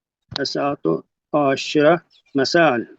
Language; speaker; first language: Arabic; non-native, learner; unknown